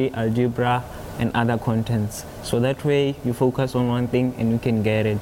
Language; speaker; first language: English; non-native, local second language; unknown